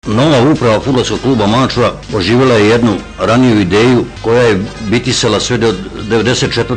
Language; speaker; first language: Croatian; native; Croatian